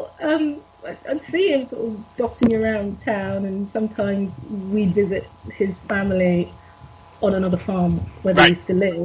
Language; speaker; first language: English; native; English